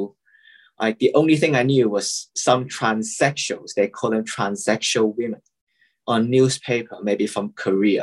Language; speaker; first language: English; non-native, local second language; Cantonese